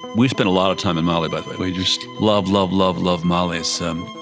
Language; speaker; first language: English; native; English